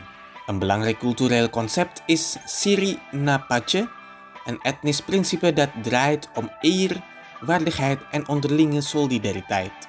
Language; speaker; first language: Dutch; non-native, fluent; Indonesian